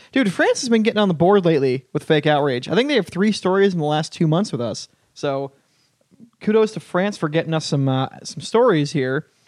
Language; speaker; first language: English; native; English